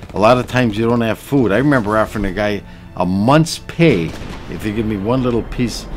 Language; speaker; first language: English; native; English